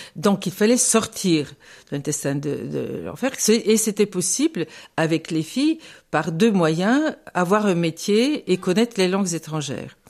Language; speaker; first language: French; non-native, fluent; Bulgarian